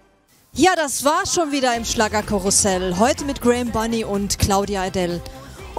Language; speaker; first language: German; native; German